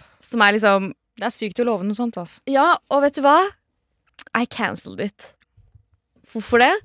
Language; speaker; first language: Norwegian; early bilingual, other home language; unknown